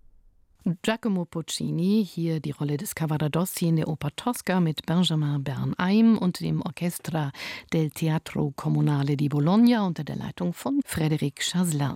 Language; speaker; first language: German; native; German